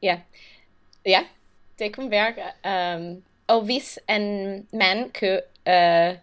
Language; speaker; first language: Danish; non-native, learner; English